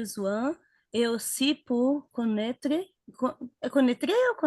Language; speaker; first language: French; non-native, learner; Portuguese